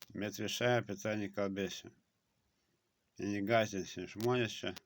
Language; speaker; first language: Lithuanian; non-native, local second language; Russian